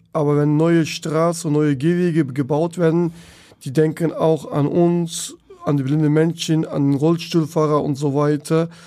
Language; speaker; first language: German; non-native, fluent; Turkish